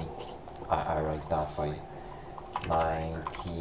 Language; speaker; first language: English; non-native, learner; Korean